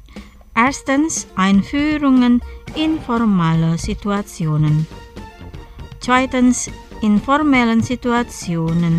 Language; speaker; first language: German; non-native, fluent; Indonesian